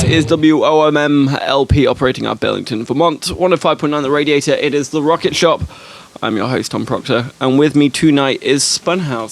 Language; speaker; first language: English; native; English